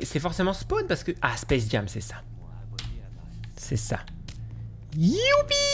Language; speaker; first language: French; native; French